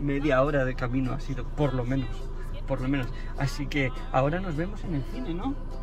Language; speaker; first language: Spanish; native; Spanish